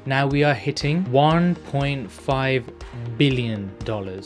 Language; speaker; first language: English; native; English